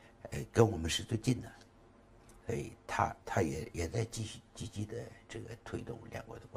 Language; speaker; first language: Chinese; native; Chinese